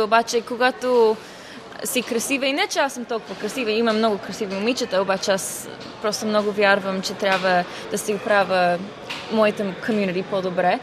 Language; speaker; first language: Bulgarian; early bilingual, heritage; Bulgarian